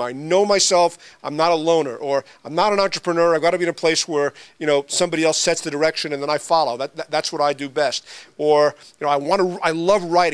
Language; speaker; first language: English; native; English